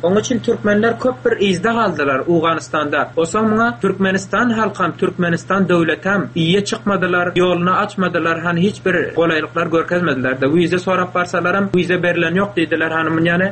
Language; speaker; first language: Turkish; non-native, learner; Turkmen